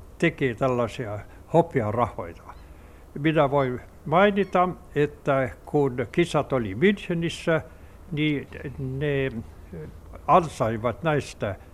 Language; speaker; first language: Finnish; non-native, local second language; Swedish